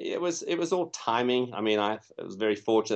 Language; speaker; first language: English; native; English